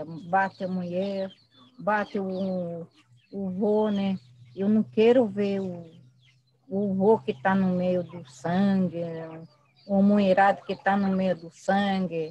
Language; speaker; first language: Portuguese; non-native, local second language; Guarani